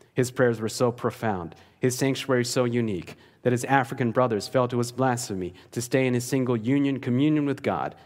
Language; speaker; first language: English; native; English